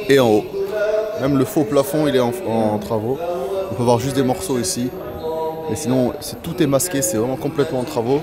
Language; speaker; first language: French; native; French